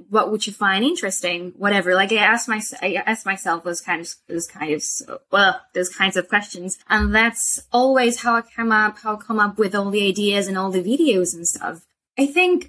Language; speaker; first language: English; non-native, fluent; Spanish